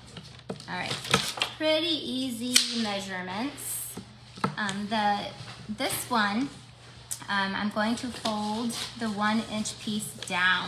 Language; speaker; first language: English; native; English